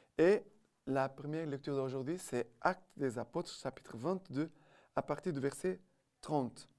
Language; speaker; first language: French; non-native, fluent; Portuguese